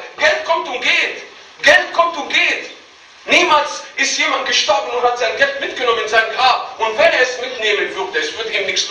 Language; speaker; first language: German; non-native, fluent; Arabic